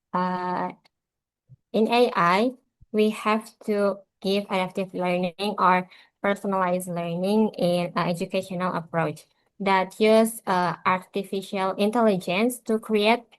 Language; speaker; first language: English; non-native, learner; Indonesian